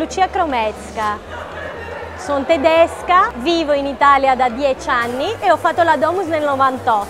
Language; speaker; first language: Italian; non-native, fluent; German